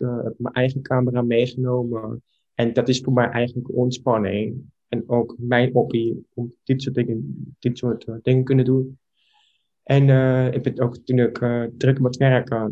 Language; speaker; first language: Dutch; non-native, local second language; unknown